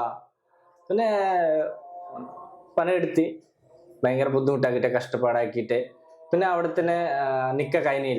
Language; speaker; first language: Malayalam; non-native, local second language; Bangla